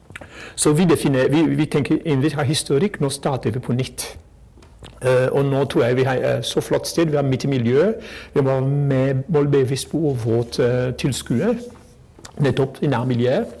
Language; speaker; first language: Norwegian; non-native, fluent; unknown